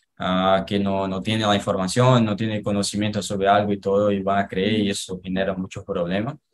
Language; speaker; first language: Spanish; non-native, learner; Portuguese